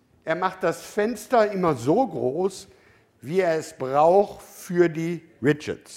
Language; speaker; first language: German; native; German